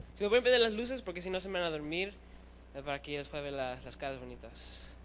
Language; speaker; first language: Spanish; early bilingual, heritage; Spanish